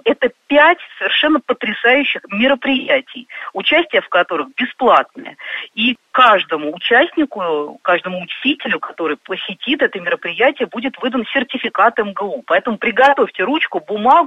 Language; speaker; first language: Russian; native; Russian